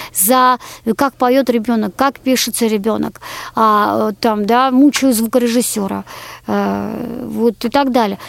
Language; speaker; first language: Russian; non-native, local second language; Georgian